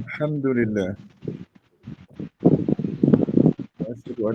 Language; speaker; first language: Arabic; native; Arabic